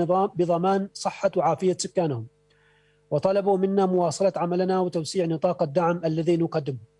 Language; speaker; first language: Arabic; native; Arabic